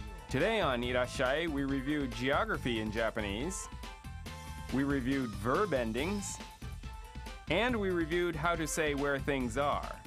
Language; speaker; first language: English; native; English